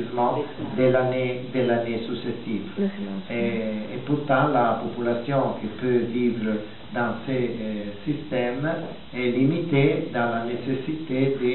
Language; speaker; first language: French; non-native, fluent; Italian